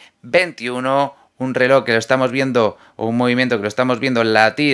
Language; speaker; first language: Spanish; native; Spanish